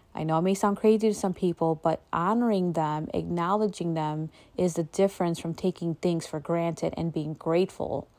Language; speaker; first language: English; native; English